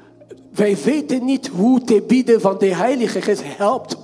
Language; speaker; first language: Dutch; non-native, fluent; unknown